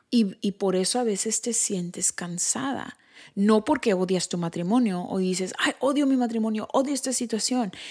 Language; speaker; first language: Spanish; early bilingual, heritage; Spanish